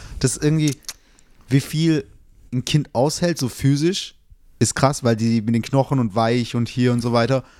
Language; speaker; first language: German; early bilingual, other home language; Turkish